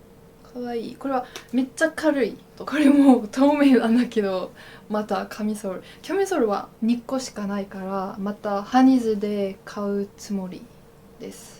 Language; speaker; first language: Japanese; non-native, learner; French